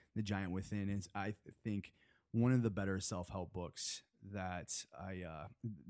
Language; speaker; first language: English; native; English